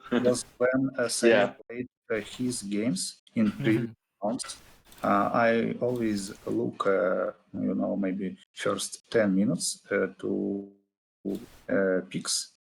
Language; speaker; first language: English; non-native, fluent; Russian